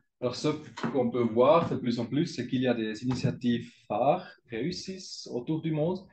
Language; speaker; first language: French; non-native, local second language; German